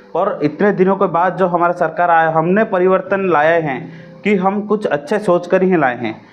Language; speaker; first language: Hindi; non-native, local second language; Odia